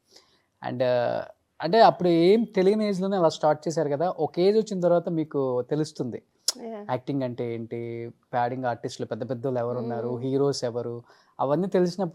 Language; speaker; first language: Telugu; native; Telugu